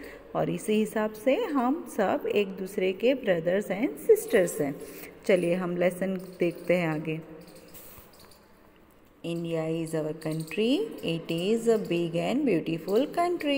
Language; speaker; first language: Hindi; non-native, local second language; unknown